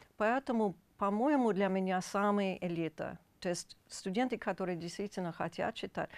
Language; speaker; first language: Russian; non-native, fluent; English